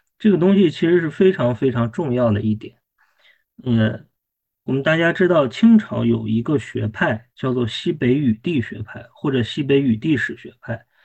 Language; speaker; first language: Chinese; native; Chinese